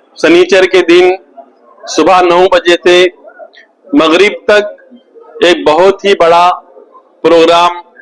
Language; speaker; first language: Urdu; native; Urdu